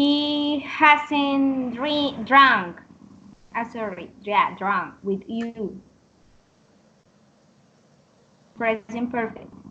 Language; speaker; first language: English; non-native, learner; Spanish